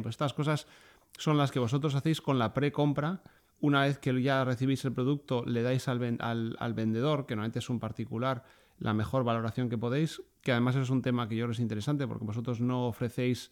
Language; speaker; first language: Spanish; native; Spanish